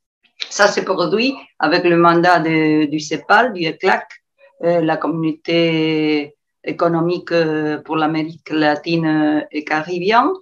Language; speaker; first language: French; non-native, learner; Spanish